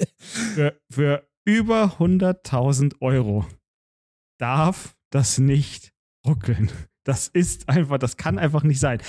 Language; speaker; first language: German; native; German